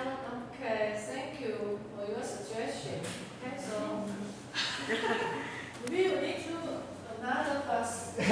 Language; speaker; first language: English; non-native, learner; Chinese